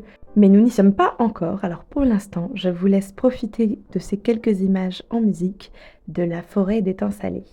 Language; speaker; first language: French; native; French